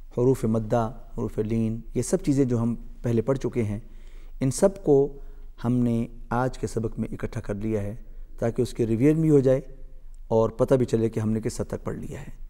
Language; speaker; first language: Urdu; native; Urdu